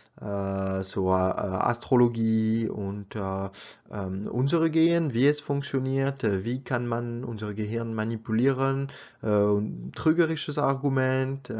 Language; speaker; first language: German; non-native, learner; French